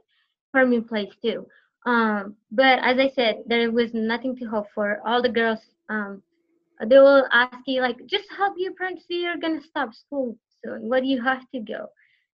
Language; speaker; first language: English; non-native, fluent; Tigrinya